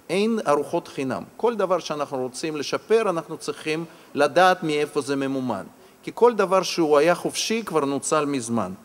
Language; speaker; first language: Hebrew; non-native, fluent; Russian